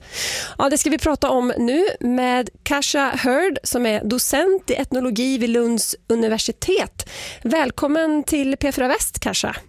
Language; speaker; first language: Swedish; native; Swedish